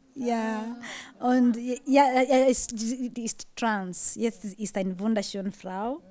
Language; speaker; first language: German; non-native, learner; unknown